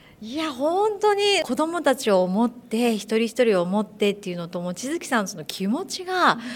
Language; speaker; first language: Japanese; native; Japanese